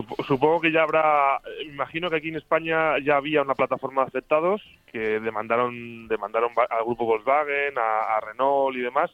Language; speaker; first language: Spanish; native; Spanish